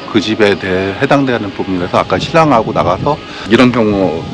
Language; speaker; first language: Korean; native; Korean